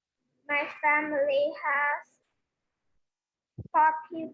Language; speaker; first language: English; non-native, learner; Vietnamese